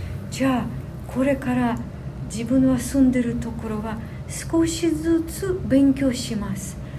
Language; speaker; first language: Japanese; non-native, fluent; Russian